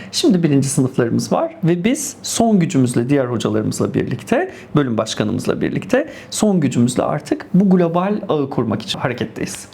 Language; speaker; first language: Turkish; native; Turkish